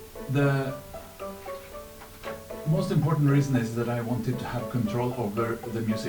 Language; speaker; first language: English; non-native, fluent; Norwegian